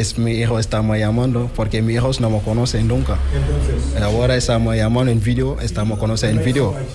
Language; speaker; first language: Spanish; non-native, learner; Wolof